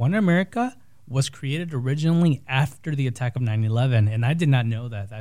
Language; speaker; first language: English; early bilingual, other home language; Spanish